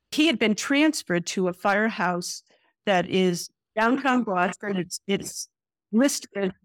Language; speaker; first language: English; native; English